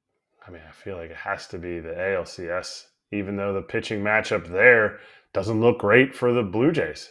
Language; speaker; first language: English; native; English